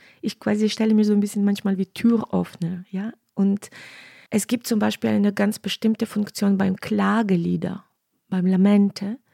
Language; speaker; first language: German; non-native, fluent; Ukrainian